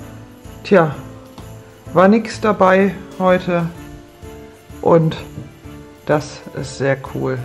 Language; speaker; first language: German; native; German